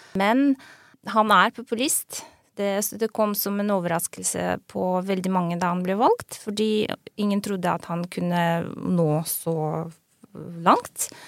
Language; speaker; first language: Norwegian; non-native, fluent; Belarusian